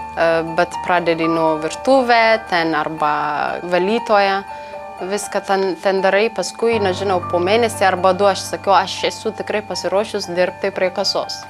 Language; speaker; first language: Lithuanian; non-native, learner; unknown